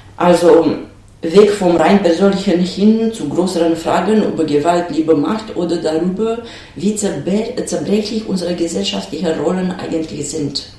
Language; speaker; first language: German; non-native, fluent; Romanian